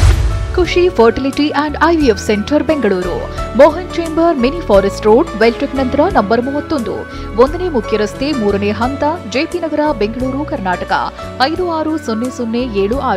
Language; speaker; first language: Kannada; native; Kannada